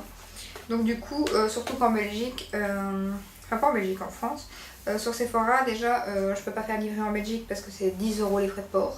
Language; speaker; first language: French; native; French